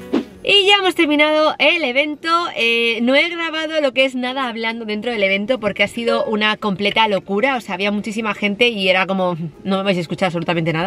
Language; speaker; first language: Spanish; native; Spanish